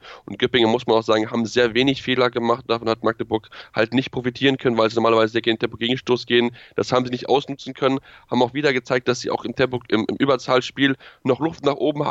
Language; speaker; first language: German; native; German